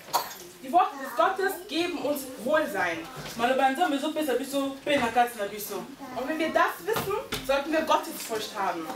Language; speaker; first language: German; early bilingual, heritage; Lingala